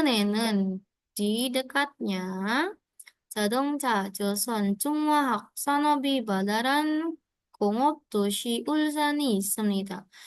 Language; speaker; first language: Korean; non-native, fluent; Indonesian